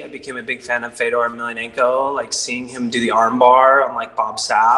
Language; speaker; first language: English; native; English